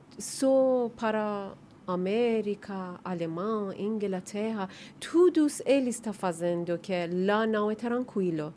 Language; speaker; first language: Portuguese; non-native, learner; Persian